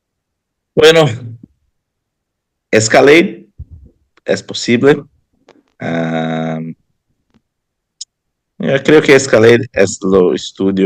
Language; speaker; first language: Spanish; non-native, fluent; Portuguese